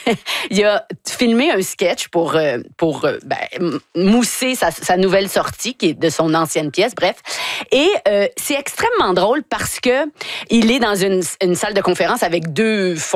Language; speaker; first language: French; native; French